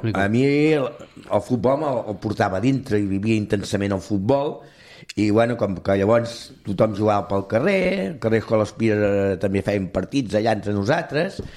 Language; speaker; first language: Catalan; non-native, local second language; Spanish